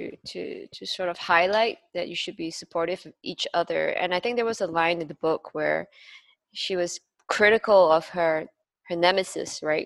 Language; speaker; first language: English; non-native, local second language; Cantonese